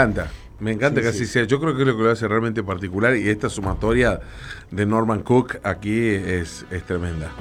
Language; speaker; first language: Spanish; native; Spanish